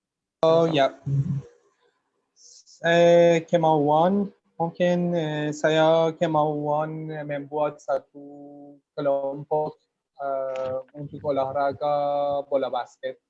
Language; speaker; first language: Indonesian; non-native, learner; English